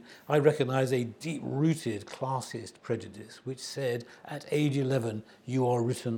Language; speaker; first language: English; native; English